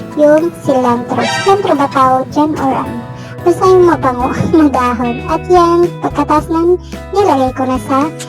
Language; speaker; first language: Filipino; non-native, local second language; Iloko